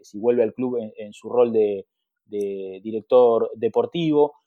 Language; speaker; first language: Spanish; native; Spanish